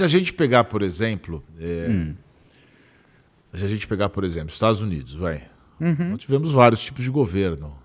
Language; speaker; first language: Portuguese; native; Portuguese